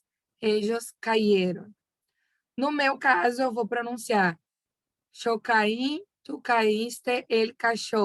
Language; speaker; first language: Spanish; non-native, fluent; Portuguese